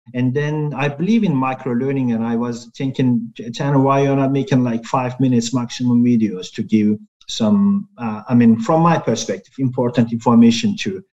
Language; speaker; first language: English; non-native, fluent; Turkish